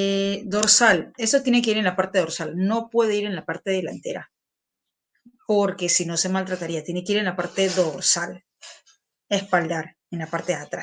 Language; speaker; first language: Spanish; native; Spanish